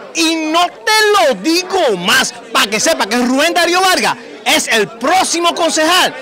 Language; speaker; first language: Spanish; native; Spanish